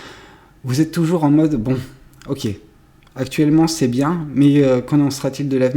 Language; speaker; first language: French; native; French